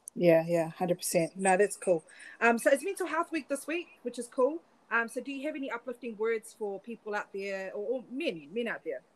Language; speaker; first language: English; native; English